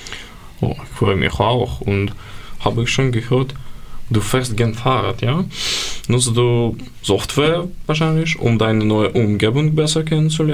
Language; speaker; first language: German; non-native, learner; Ukrainian